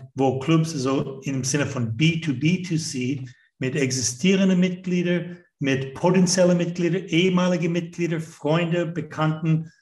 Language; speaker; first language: German; non-native, fluent; English